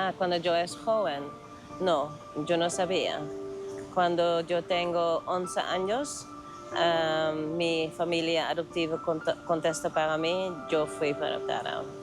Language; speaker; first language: Spanish; non-native, learner; Dutch